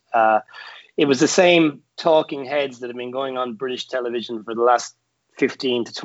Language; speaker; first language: English; native; English